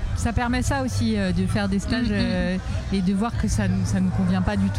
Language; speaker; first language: French; native; French